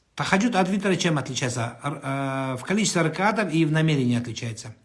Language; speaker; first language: Russian; non-native, local second language; Kazakh